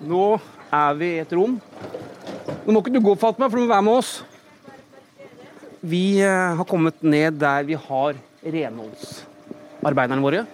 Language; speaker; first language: Norwegian; native; Norwegian